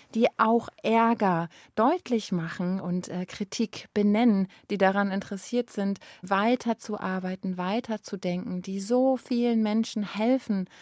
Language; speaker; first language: German; native; German